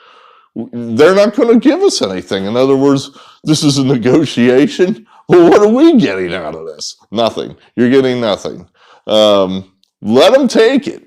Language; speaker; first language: English; native; English